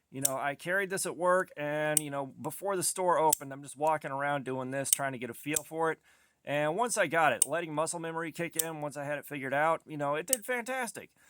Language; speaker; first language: English; native; English